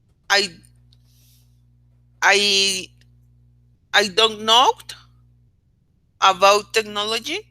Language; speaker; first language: English; non-native, learner; Spanish